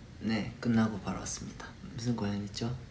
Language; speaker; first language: Korean; non-native, fluent; Japanese